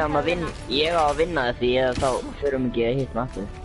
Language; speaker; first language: Icelandic; early bilingual, other home language; Norwegian